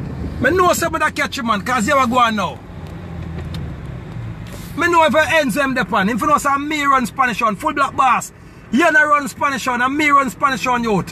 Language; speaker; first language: English; native; English